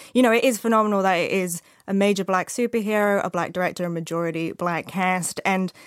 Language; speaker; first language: English; native; English